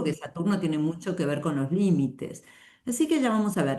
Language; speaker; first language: Spanish; native; Spanish